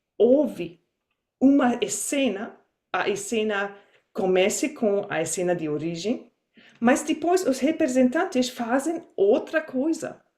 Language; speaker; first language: Portuguese; non-native, fluent; German